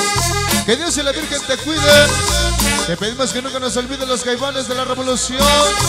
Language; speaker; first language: Spanish; native; Spanish